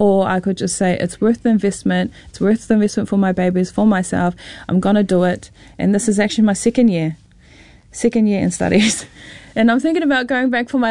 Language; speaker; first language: English; non-native, local second language; Māori